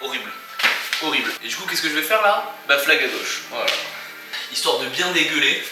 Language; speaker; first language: French; native; French